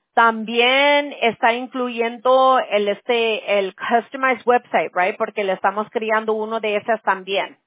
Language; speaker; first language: Spanish; early bilingual, heritage; Spanish